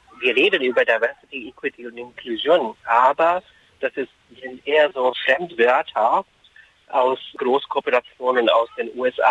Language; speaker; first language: German; non-native, fluent; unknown